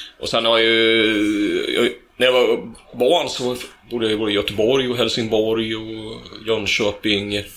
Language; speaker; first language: Swedish; native; Swedish